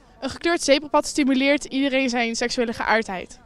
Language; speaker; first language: Dutch; native; Dutch